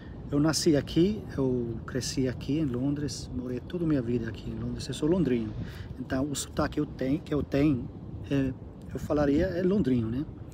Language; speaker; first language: Portuguese; non-native, learner; English